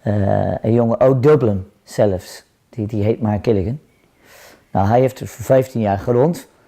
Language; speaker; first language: Dutch; non-native, fluent; English